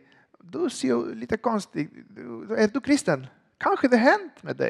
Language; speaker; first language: Swedish; non-native, learner; Spanish